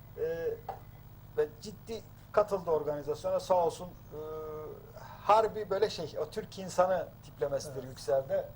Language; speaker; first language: Turkish; native; Turkish